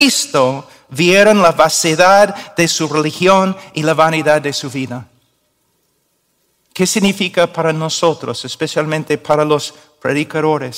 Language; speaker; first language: Spanish; non-native, fluent; English